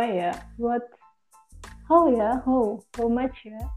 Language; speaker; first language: English; non-native, learner; Indonesian